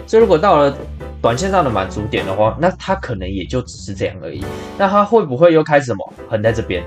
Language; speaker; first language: Chinese; native; Chinese